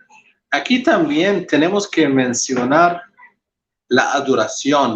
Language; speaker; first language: Spanish; non-native, fluent; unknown